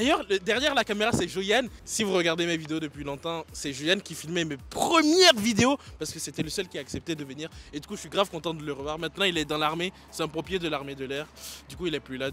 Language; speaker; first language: French; native; French